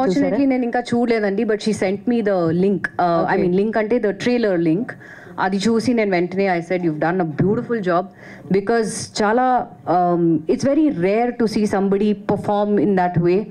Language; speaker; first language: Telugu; non-native, fluent; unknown